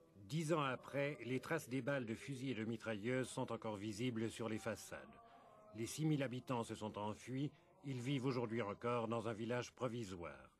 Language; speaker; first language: French; native; French